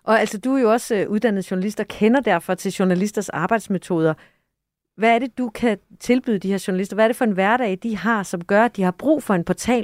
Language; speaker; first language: Danish; native; Danish